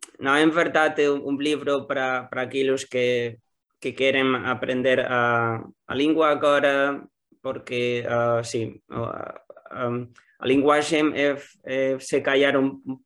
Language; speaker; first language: Portuguese; non-native, learner; Spanish